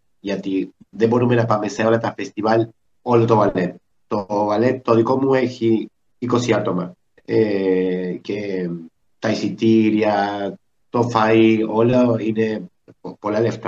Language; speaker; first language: Greek; early bilingual, heritage; Spanish